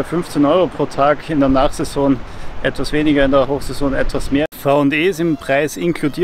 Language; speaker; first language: German; native; German